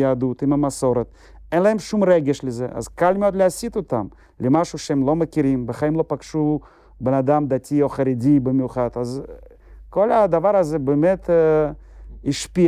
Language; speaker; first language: Hebrew; non-native, fluent; Russian